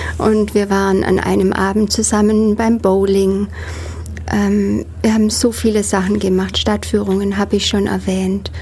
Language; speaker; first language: German; native; German